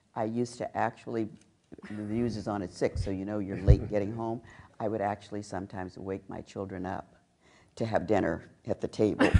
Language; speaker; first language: English; native; English